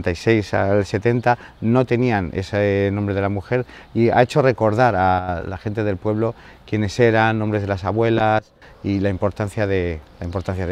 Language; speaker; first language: Spanish; native; Spanish